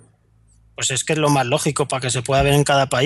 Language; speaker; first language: Spanish; native; Spanish